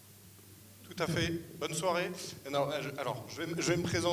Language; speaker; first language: French; native; French